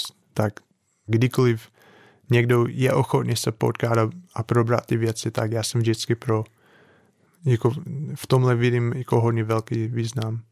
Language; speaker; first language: Czech; non-native, fluent; English